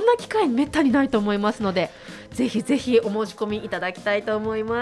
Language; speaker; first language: Japanese; native; Japanese